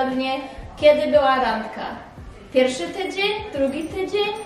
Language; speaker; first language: Polish; early bilingual, heritage; English